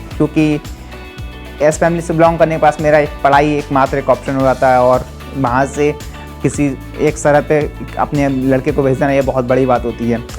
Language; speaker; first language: Hindi; native; Hindi